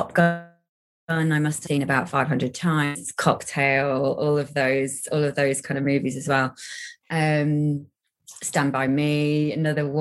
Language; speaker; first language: English; native; English